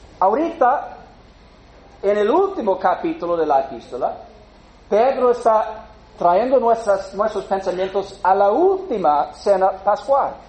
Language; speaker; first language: Spanish; non-native, fluent; English